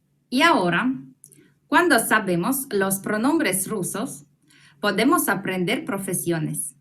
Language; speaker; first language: Spanish; non-native, fluent; Russian